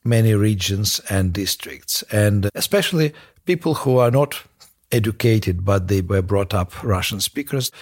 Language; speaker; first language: English; non-native, fluent; Russian